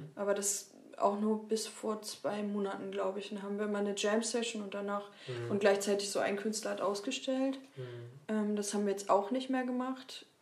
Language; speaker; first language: German; native; German